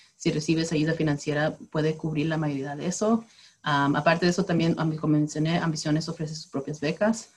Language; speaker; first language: Spanish; early bilingual, heritage; Spanish